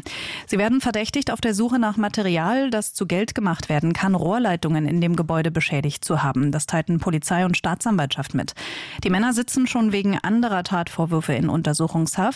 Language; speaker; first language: German; native; German